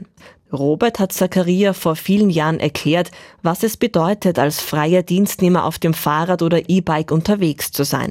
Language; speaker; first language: German; native; German